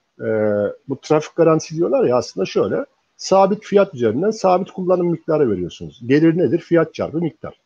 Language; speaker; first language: Turkish; native; Turkish